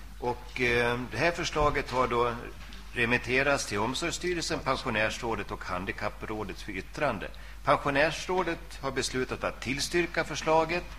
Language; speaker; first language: Swedish; native; Swedish